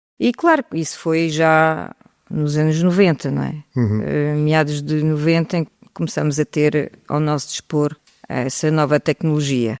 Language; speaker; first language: Portuguese; early bilingual, heritage; French